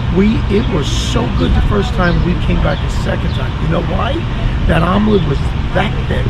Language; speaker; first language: English; native; English